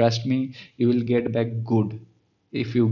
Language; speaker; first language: English; non-native, local second language; Bangla